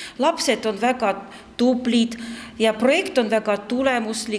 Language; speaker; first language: Estonian; non-native, local second language; Russian